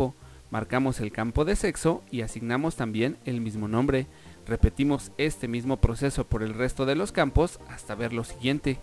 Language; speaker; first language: Spanish; native; Spanish